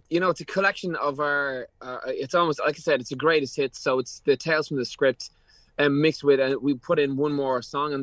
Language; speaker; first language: English; native; English